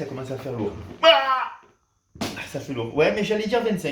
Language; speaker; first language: French; native; French